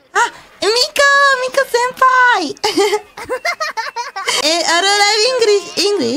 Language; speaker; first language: Japanese; non-native, learner; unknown